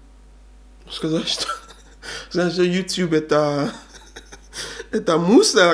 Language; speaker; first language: Russian; non-native, learner; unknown